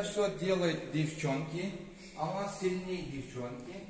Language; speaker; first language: Russian; non-native, learner; Turkish